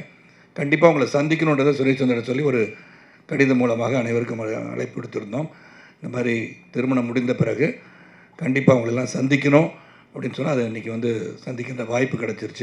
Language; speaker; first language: Tamil; native; Tamil